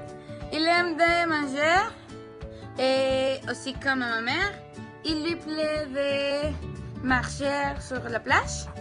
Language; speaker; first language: French; non-native, learner; Spanish